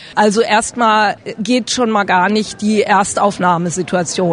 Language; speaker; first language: German; native; German